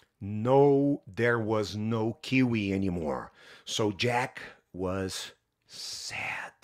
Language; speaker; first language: English; non-native, fluent; Portuguese